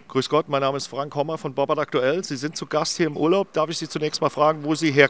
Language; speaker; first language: German; native; German